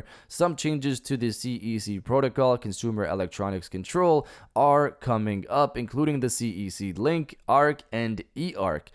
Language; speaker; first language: English; native; English